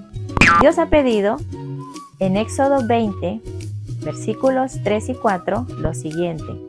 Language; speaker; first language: Spanish; native; Spanish